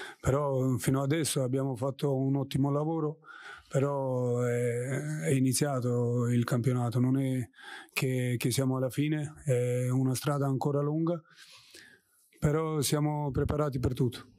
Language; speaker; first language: Italian; non-native, fluent; German